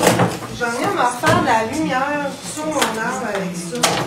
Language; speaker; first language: French; native; French